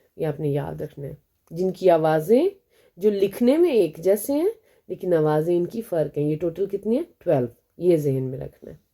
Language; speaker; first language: Urdu; native; Urdu